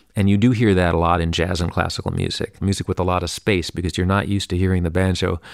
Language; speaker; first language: English; native; English